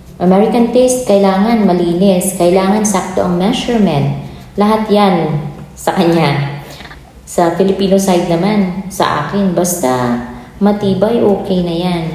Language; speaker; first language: Filipino; native; Filipino